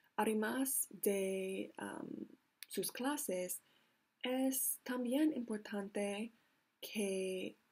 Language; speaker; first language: Spanish; non-native, learner; English